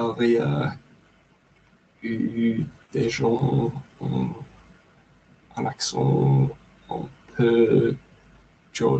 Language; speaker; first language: French; non-native, learner; English